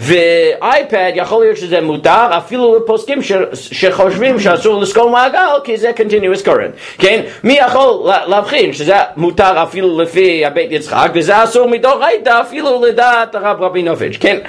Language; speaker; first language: Hebrew; non-native, fluent; English